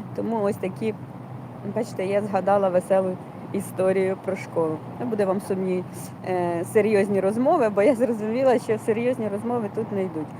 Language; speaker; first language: Ukrainian; native; Ukrainian